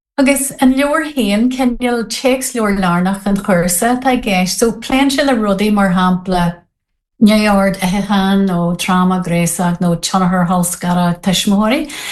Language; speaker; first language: Irish; non-native, local second language; English